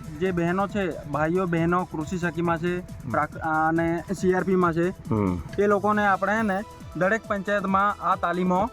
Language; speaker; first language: Gujarati; non-native, local second language; Bhili